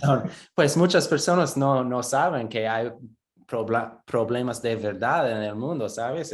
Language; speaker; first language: Spanish; non-native, fluent; English